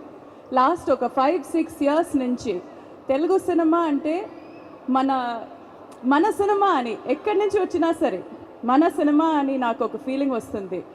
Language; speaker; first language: Telugu; non-native, fluent; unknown